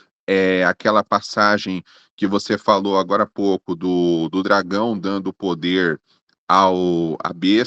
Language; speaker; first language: Portuguese; native; Portuguese